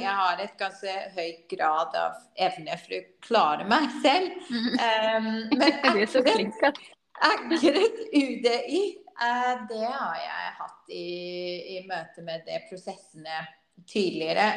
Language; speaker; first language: Norwegian; non-native, fluent; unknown